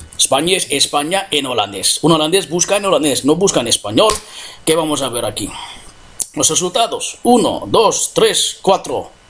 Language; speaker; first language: Spanish; non-native, fluent; Dutch